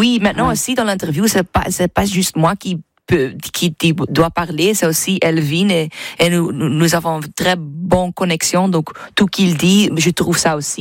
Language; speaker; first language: French; non-native, learner; English